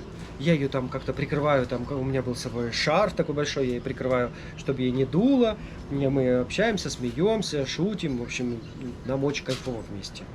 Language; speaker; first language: Russian; native; Russian